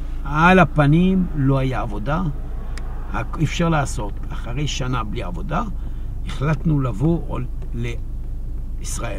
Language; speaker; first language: Hebrew; non-native, fluent; French